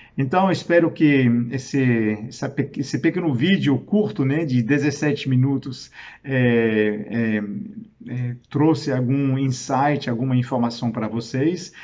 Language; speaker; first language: Portuguese; non-native, fluent; French